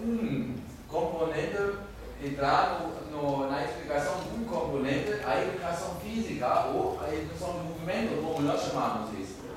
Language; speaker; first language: Portuguese; non-native, fluent; German